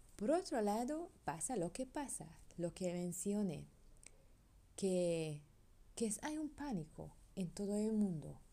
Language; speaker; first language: Spanish; non-native, learner; Hungarian